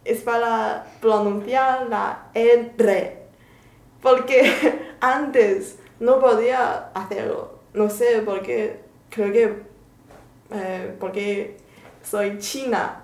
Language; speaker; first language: Spanish; non-native, learner; Chinese